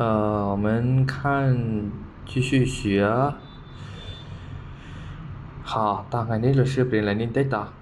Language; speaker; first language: Chinese; non-native, learner; Khmer